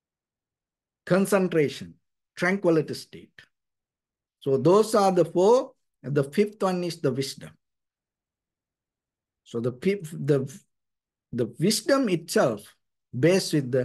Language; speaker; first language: English; non-native, fluent; Sinhala